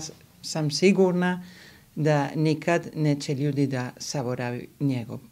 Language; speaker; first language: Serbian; early bilingual, heritage; Spanish